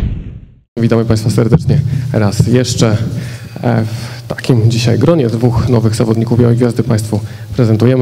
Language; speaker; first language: Polish; native; Polish